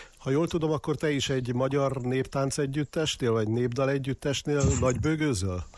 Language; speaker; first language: Hungarian; native; Hungarian